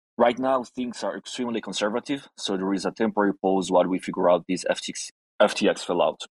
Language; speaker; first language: English; non-native, fluent; Italian